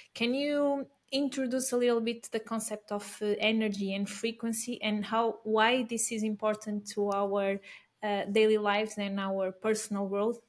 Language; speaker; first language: English; non-native, fluent; Portuguese